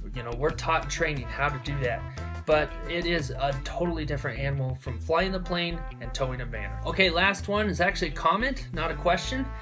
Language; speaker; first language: English; native; English